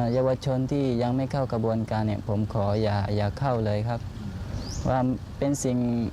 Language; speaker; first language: Thai; non-native, local second language; Pattani Malay